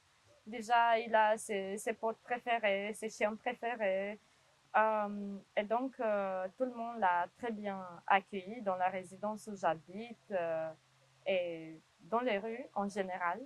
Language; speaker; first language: French; non-native, fluent; Romanian